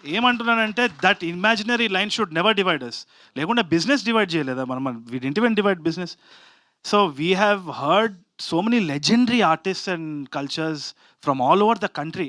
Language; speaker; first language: Telugu; native; Telugu